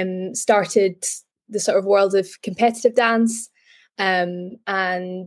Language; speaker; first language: English; native; English